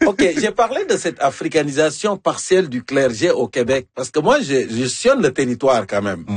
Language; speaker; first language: French; native; French